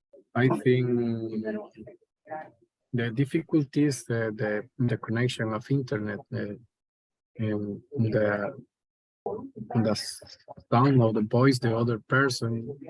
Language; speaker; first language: English; non-native, learner; Spanish